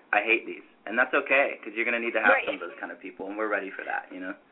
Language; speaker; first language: English; native; English